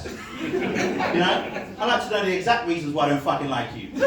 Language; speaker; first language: English; native; English